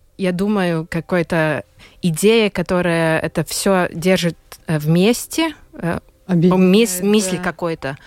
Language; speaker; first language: Russian; non-native, local second language; Latvian